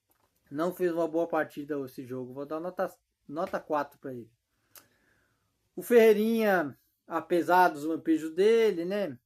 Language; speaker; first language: Portuguese; native; Portuguese